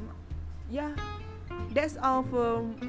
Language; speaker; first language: English; non-native, learner; Malay